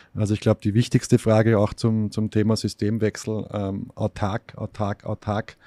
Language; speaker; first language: German; native; German